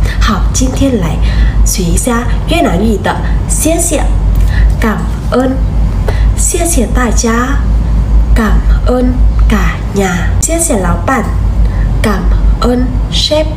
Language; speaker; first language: Chinese; non-native, fluent; Vietnamese